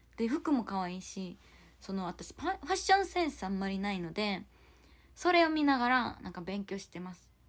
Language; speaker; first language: Japanese; non-native, fluent; Korean